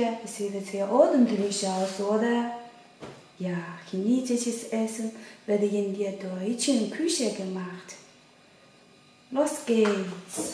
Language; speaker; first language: German; non-native, fluent; Chinese